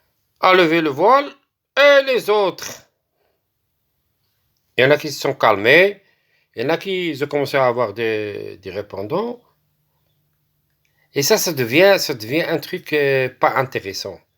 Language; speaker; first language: French; non-native, local second language; Arabic